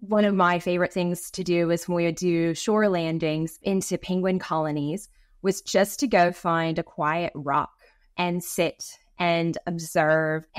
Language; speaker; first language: English; native; English